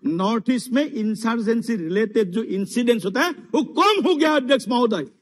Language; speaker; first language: Hindi; non-native, local second language; Assamese